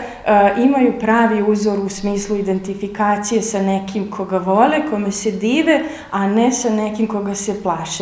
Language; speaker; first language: Serbian; native; Serbian